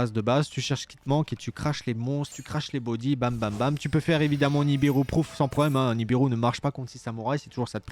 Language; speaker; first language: French; native; French